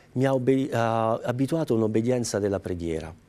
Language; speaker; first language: Italian; native; Italian